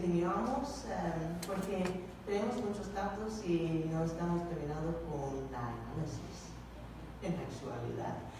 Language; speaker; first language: Spanish; non-native, learner; English